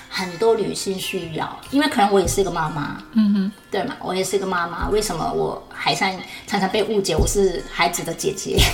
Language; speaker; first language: Chinese; non-native, fluent; Cantonese